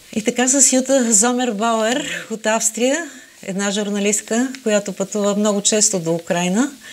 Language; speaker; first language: Bulgarian; native; Bulgarian